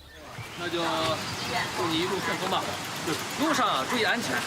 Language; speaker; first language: Chinese; native; Chinese